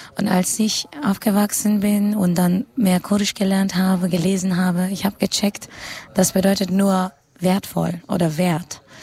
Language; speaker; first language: German; non-native, fluent; Kurdish